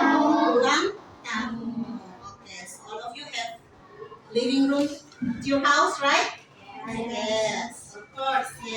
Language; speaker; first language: English; non-native, learner; Indonesian